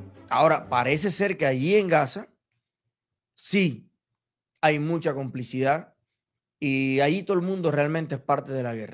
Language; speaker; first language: Spanish; native; Spanish